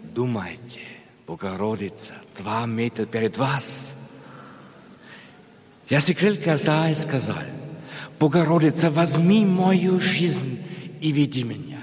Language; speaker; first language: Russian; non-native, learner; German